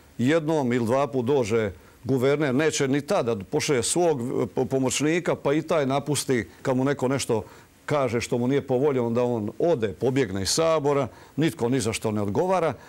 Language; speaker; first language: Croatian; native; Croatian